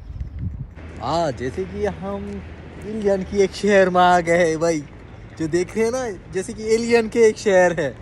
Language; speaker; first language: Hindi; non-native, learner; Bangla